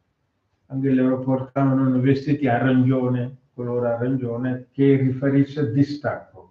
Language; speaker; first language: Italian; non-native, learner; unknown